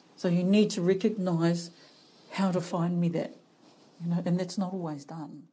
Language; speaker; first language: English; native; English